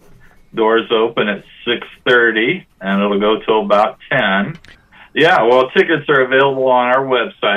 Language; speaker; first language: English; native; English